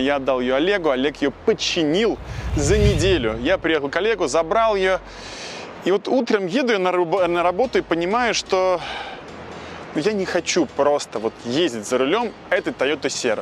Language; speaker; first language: Russian; native; Russian